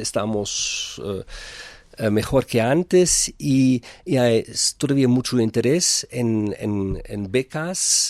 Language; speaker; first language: Spanish; non-native, fluent; German